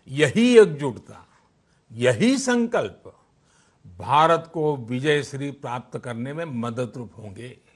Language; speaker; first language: Hindi; non-native, local second language; Gujarati